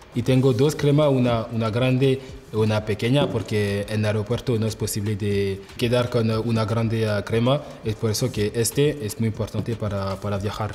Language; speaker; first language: Spanish; non-native, learner; French